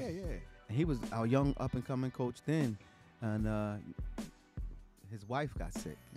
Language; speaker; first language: English; native; English